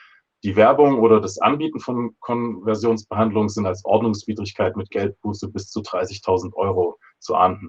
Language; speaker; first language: German; native; German